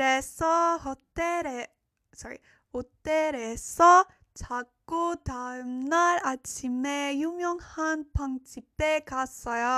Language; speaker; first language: Korean; non-native, fluent; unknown